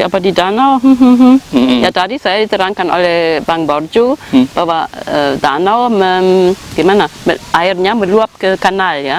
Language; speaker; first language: Indonesian; non-native, fluent; German